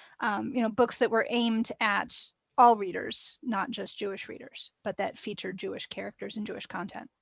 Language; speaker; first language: English; native; English